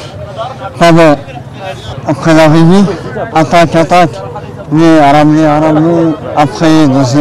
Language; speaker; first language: French; non-native, learner; Arabic